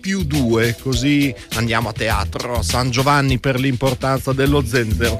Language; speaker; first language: Italian; native; Italian